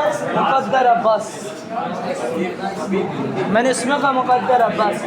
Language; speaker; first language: Arabic; non-native, learner; Urdu